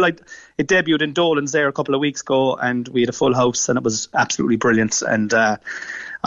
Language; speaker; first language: English; native; English